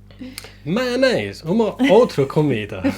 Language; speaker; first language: Portuguese; non-native, fluent; English